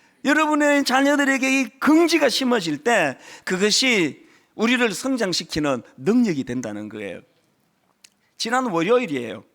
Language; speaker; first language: Korean; native; Korean